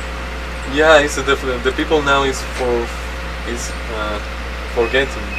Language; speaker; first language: English; non-native, learner; Spanish